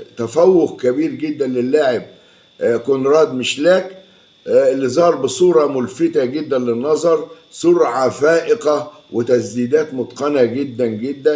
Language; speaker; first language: Arabic; native; Arabic